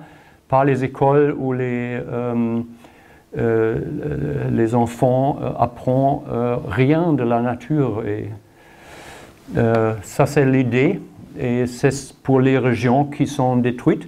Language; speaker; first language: French; non-native, learner; German